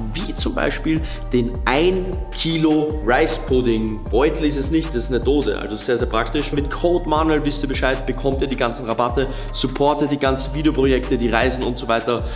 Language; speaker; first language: German; native; German